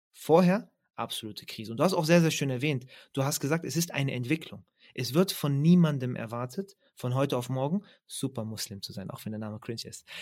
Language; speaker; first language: German; early bilingual, other home language; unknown